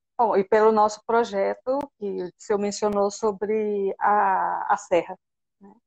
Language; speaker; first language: Portuguese; native; Portuguese